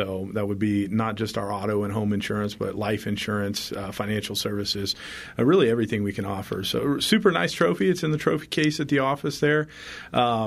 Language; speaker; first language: English; native; English